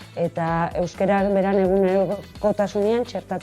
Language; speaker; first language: Basque; native; Basque